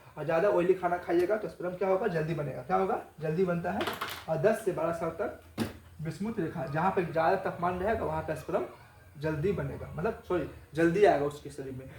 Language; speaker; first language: Hindi; native; Hindi